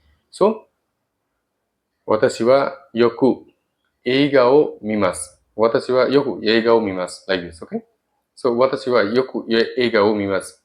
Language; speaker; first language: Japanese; non-native, fluent; Bangla